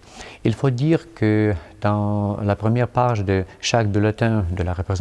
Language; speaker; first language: French; non-native, fluent; Ukrainian